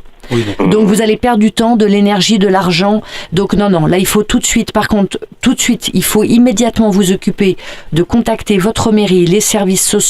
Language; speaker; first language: French; native; French